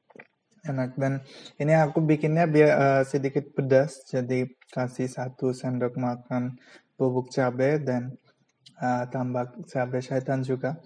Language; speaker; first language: Indonesian; non-native, fluent; Bangla